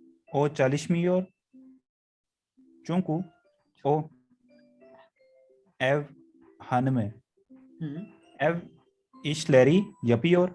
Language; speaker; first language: Turkish; non-native, learner; Urdu